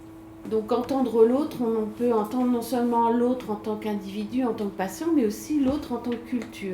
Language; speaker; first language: French; native; French